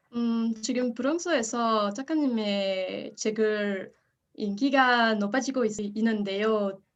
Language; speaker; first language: Korean; non-native, learner; French